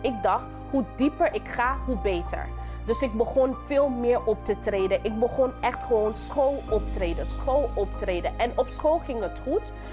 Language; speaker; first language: Dutch; non-native, local second language; English